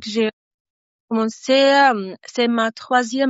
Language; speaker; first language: French; non-native, fluent; Arabic